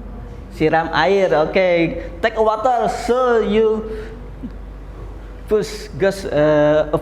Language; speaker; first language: English; non-native, learner; Indonesian